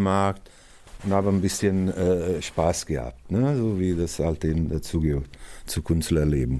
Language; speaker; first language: German; non-native, fluent; Italian